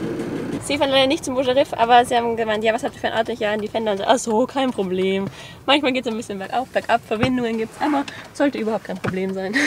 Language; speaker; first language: German; native; German